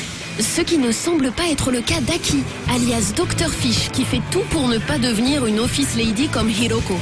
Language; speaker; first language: French; native; French